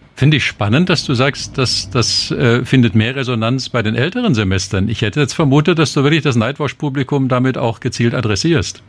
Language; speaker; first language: German; native; German